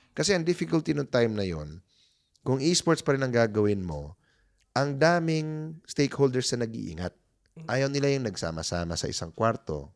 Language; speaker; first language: Filipino; non-native, local second language; Cebuano